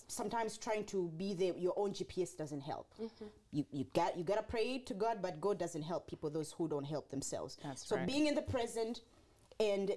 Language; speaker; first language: English; non-native, local second language; Swahili